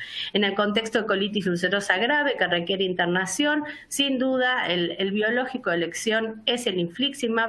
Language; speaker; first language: Spanish; native; Spanish